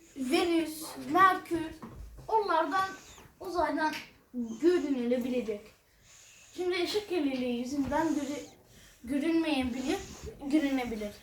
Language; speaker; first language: Turkish; non-native, fluent; Arabic